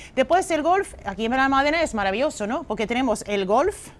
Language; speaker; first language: Spanish; non-native, fluent; Swedish